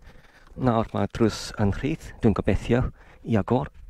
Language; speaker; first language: Welsh; non-native, learner; English